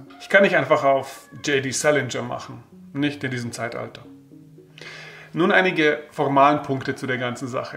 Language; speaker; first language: German; native; German